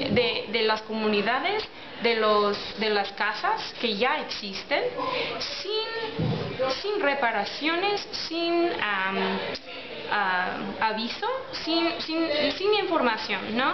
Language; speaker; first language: Spanish; non-native, learner; English